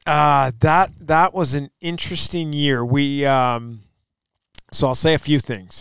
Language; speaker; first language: English; native; English